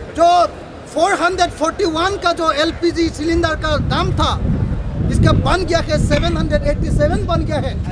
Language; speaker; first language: Hindi; non-native, local second language; Assamese